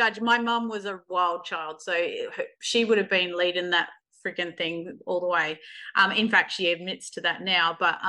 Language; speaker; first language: English; native; English